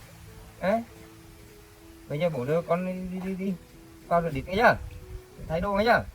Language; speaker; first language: Vietnamese; native; Vietnamese